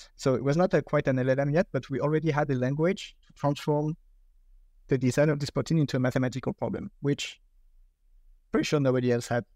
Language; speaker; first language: English; non-native, fluent; French